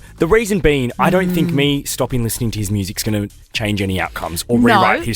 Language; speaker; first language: English; native; English